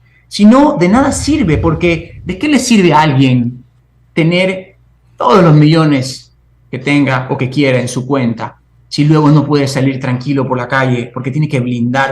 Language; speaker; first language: Spanish; native; Spanish